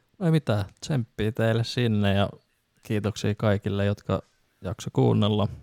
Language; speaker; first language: Finnish; native; Finnish